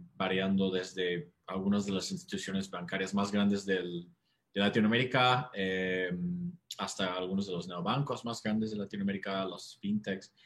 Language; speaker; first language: Spanish; non-native, fluent; English